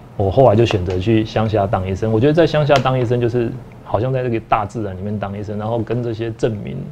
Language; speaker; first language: Chinese; native; Chinese